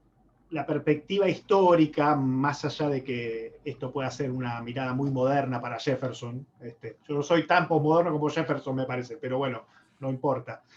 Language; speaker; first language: Spanish; native; Spanish